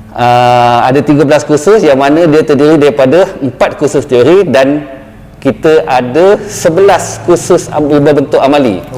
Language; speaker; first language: Malay; native; Malay